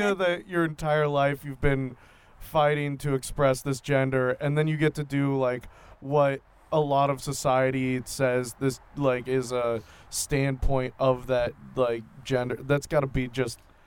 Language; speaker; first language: English; native; English